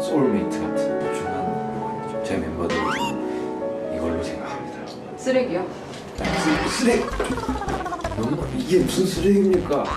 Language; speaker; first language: Korean; native; Korean